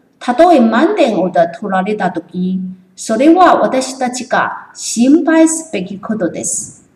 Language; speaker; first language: Japanese; non-native, learner; Chinese